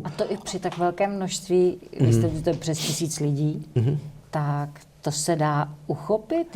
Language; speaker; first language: Czech; native; Czech